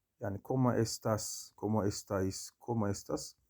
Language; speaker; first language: Spanish; non-native, learner; Turkish